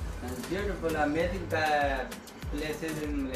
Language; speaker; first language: English; non-native, learner; Urdu